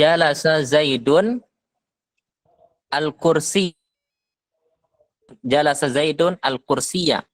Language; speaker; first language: Arabic; non-native, fluent; Indonesian